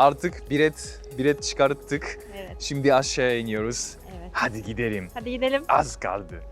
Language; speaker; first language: Turkish; non-native, fluent; Japanese